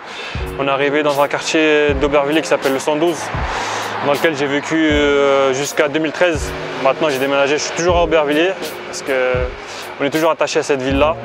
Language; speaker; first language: French; early bilingual, other home language; Arabic